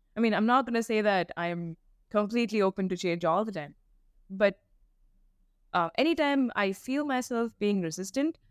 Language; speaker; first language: English; non-native, local second language; Tamil